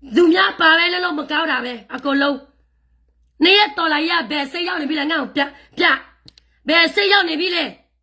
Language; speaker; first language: Burmese; non-native, local second language; Karen languages